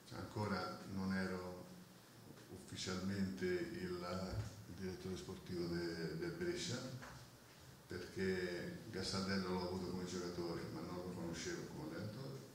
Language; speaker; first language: Italian; native; Italian